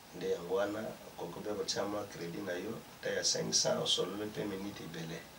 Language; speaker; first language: Lingala; non-native, local second language; Kongo